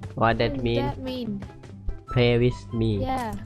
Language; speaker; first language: English; non-native, learner; Thai